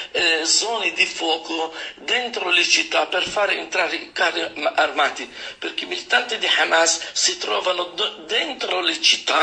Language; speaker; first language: Italian; non-native, fluent; Arabic